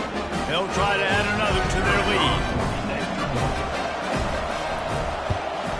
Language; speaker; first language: English; native; English